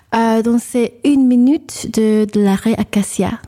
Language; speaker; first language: French; non-native, learner; English